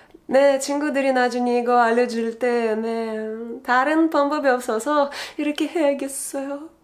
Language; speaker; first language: Korean; non-native, learner; Russian